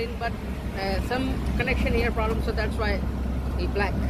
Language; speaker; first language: English; non-native, learner; Hindi